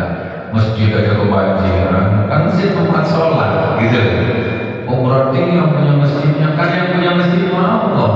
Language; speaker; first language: Indonesian; native; Indonesian